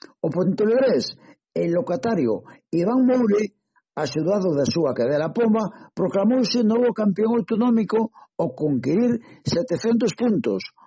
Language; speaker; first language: Galician; native; Galician